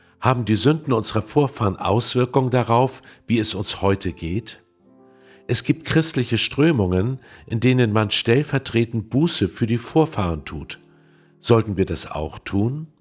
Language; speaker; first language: German; native; German